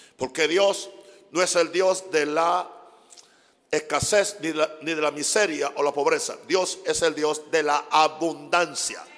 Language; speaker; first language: Spanish; non-native, fluent; English